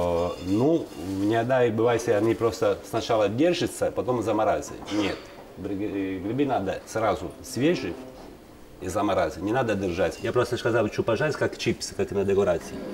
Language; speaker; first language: Russian; non-native, learner; Italian